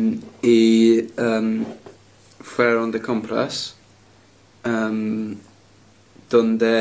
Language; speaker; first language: Spanish; non-native, learner; English